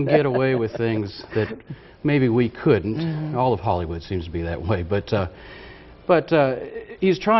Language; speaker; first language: English; native; English